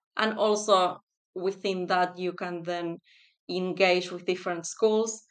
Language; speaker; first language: English; non-native, fluent; Spanish